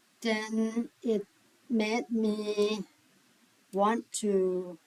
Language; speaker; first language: English; non-native, learner; Thai